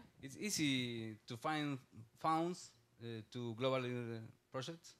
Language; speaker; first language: English; non-native, learner; Spanish